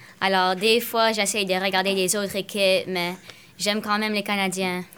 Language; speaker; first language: French; non-native, local second language; English